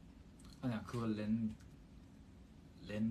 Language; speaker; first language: Korean; non-native, fluent; Chinese